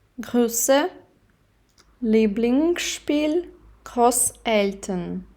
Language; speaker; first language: German; non-native, fluent; Ukrainian